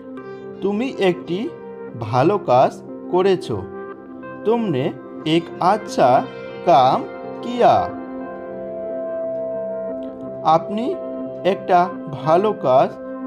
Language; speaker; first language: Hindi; non-native, fluent; Bangla